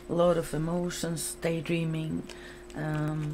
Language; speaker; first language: English; non-native, fluent; Norwegian